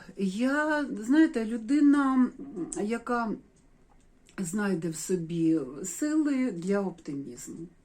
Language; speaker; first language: Ukrainian; non-native, local second language; Russian